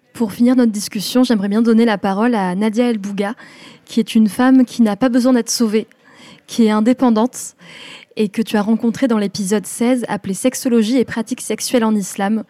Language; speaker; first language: French; early bilingual, other home language; Arabic